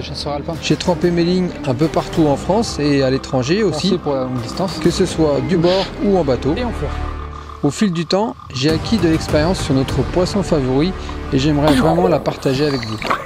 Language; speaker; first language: French; native; French